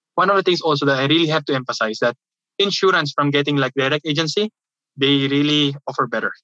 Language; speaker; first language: English; non-native, local second language; Filipino